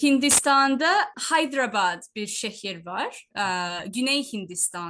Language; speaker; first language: Turkish; non-native, fluent; Telugu